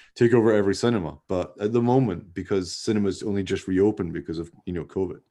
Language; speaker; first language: English; native; English